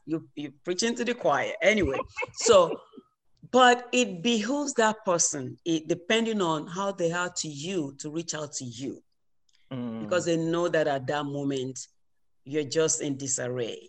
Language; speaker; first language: English; non-native, local second language; Yoruba